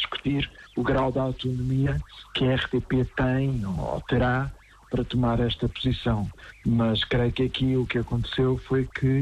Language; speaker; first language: Portuguese; native; Portuguese